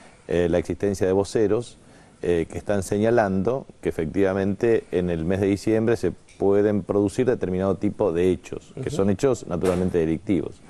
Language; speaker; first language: Spanish; native; Spanish